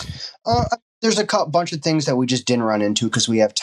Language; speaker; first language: English; native; English